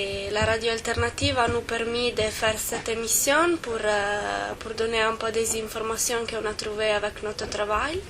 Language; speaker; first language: French; non-native, fluent; Italian